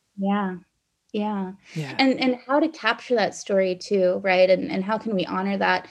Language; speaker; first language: English; native; English